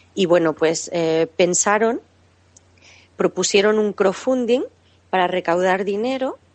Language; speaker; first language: Spanish; native; Spanish